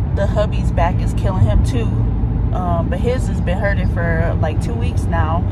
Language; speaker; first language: English; native; English